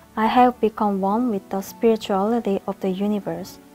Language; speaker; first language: English; non-native, fluent; Korean